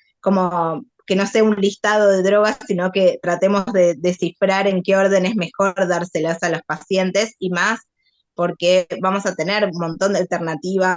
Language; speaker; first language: Spanish; native; Spanish